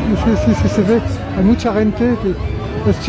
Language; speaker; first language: Spanish; non-native, learner; French